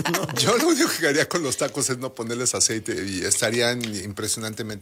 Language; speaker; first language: Spanish; native; Spanish